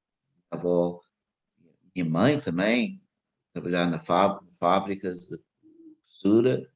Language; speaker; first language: Portuguese; early bilingual, heritage; English